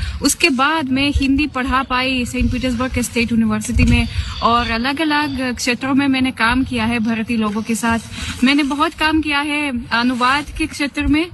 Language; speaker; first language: Hindi; non-native, fluent; Russian